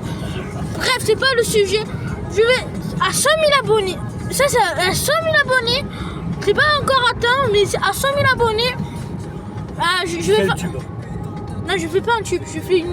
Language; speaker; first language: French; early bilingual, other home language; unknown